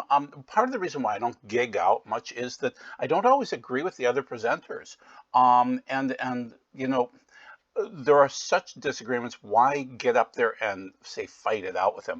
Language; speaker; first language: English; native; English